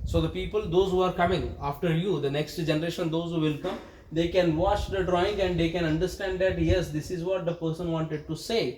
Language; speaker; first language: English; non-native, local second language; Kannada